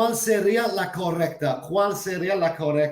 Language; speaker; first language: Spanish; non-native, fluent; English